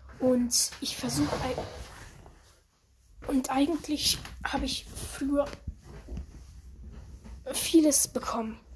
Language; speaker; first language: German; early bilingual, other home language; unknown